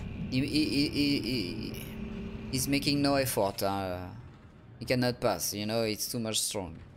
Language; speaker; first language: English; non-native, learner; French